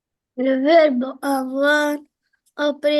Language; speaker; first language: French; non-native, learner; Arabic